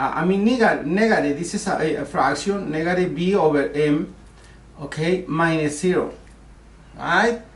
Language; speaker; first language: English; non-native, learner; Spanish